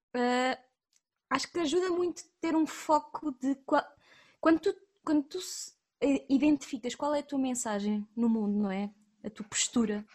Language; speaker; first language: Portuguese; native; Portuguese